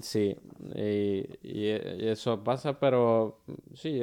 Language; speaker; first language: Spanish; early bilingual, other home language; Finnish